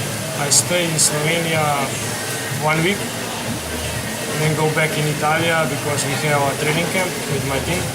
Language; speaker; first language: English; non-native, learner; Slovenian